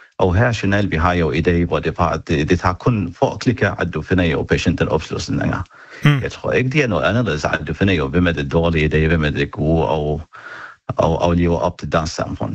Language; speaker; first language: Danish; non-native, fluent; Arabic